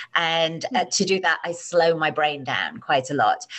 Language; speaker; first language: English; native; English